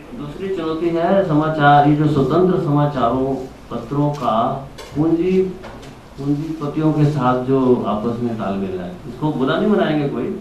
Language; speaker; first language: Hindi; native; Hindi